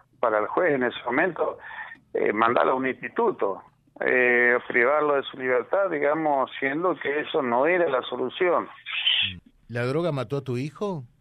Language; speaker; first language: Spanish; native; Spanish